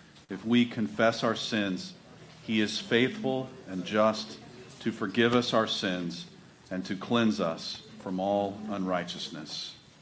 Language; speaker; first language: English; native; English